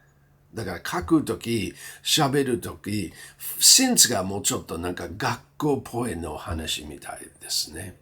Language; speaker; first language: Japanese; non-native, learner; English